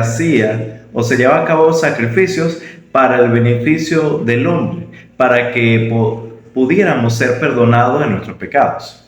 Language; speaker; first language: Spanish; native; Spanish